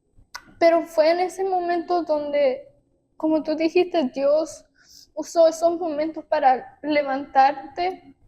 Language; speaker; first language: Spanish; early bilingual, heritage; Spanish